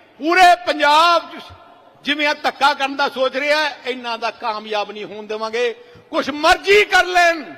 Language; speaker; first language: Punjabi; native; Punjabi